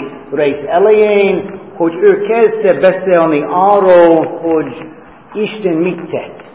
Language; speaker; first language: Hungarian; non-native, fluent; English